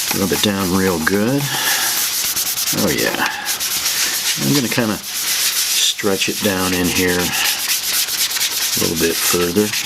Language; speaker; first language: English; native; English